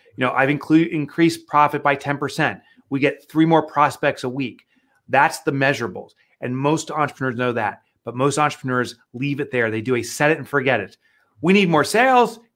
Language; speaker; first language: English; native; English